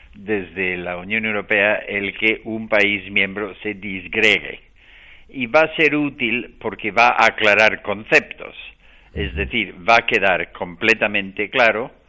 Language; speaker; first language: Spanish; non-native, fluent; English